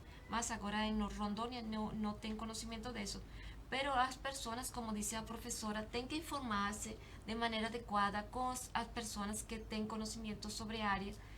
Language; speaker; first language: Portuguese; non-native, learner; Spanish